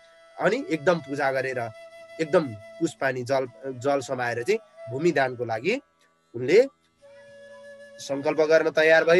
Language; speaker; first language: Nepali; native; Nepali